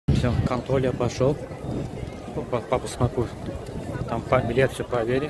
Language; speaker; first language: Russian; non-native, local second language; Azerbaijani